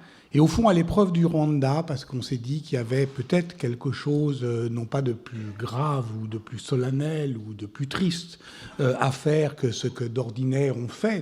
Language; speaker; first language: French; native; French